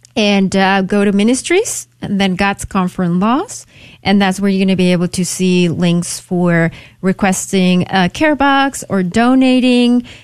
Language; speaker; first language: English; non-native, fluent; Spanish